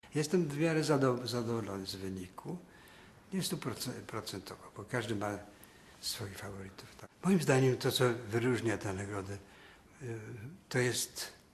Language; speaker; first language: Polish; non-native, fluent; Swedish